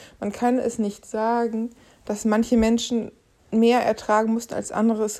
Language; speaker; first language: German; native; German